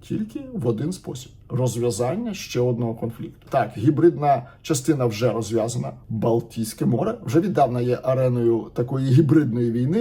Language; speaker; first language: Ukrainian; native; Ukrainian